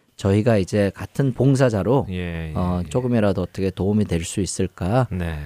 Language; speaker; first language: Korean; native; Korean